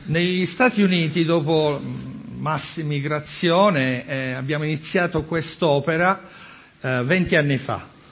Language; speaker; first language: Italian; native; Italian